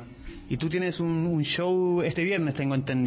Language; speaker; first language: Spanish; native; Spanish